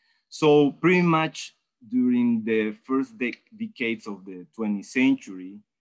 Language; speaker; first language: English; non-native, fluent; Spanish